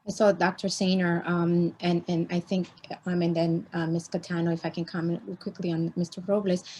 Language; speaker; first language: English; early bilingual, other home language; Spanish